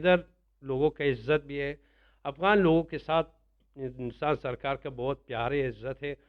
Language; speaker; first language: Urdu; non-native, learner; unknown